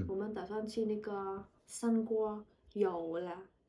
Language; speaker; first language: Chinese; non-native, learner; Vietnamese